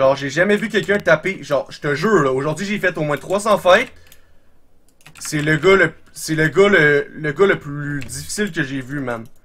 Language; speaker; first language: French; native; French